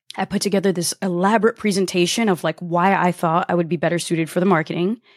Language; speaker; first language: English; early bilingual, other home language; Portuguese